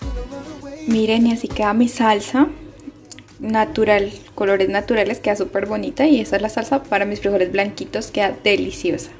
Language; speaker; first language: Spanish; native; Spanish